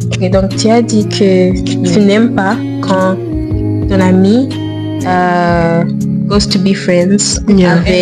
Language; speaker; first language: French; non-native, learner; English